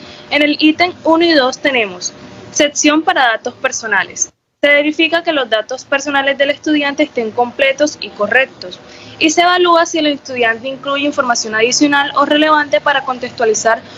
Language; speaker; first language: Spanish; native; Spanish